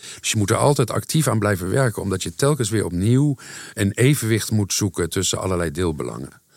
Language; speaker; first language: Dutch; native; Dutch